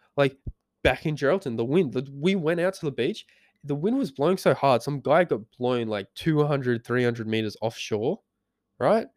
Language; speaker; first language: English; native; English